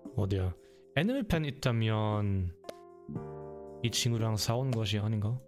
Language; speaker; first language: Korean; non-native, learner; German